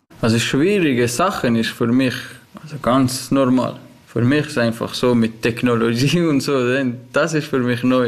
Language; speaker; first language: German; non-native, learner; Persian